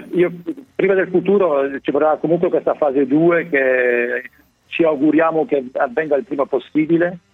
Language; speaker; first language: Italian; early bilingual, other home language; German